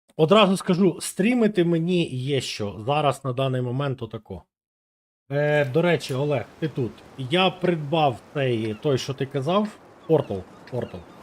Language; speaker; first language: Ukrainian; non-native, local second language; Russian